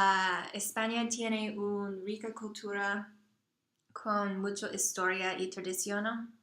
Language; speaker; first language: Spanish; non-native, learner; English